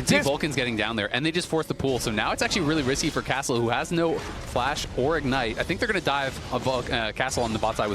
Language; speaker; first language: English; native; English